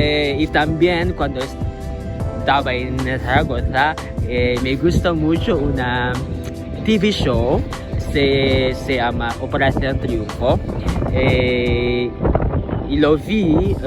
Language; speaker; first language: Spanish; non-native, learner; Indonesian